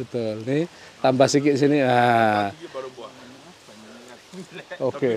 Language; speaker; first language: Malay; non-native, local second language; Javanese